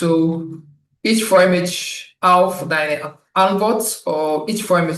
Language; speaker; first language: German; non-native, fluent; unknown